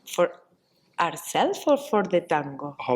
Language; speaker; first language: English; non-native, learner; Spanish